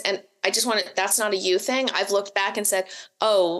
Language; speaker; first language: English; native; English